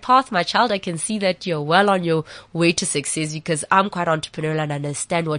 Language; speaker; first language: English; non-native, local second language; Southern Sotho